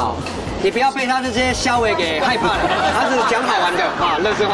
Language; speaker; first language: Chinese; native; Chinese